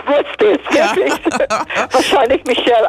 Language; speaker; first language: German; non-native, fluent; English